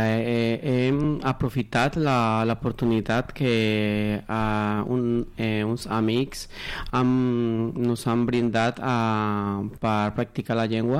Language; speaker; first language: Catalan; non-native, learner; Spanish